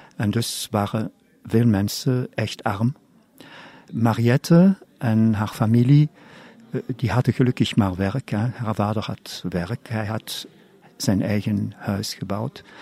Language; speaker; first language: Dutch; non-native, local second language; German